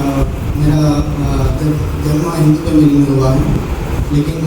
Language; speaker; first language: Hindi; non-native, local second language; Gujarati